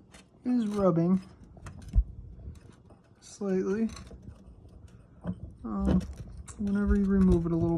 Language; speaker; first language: English; native; English